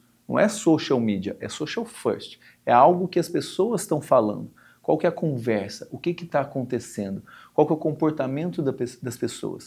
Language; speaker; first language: Portuguese; native; Portuguese